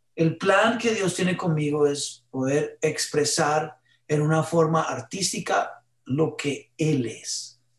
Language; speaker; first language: Spanish; early bilingual, heritage; Spanish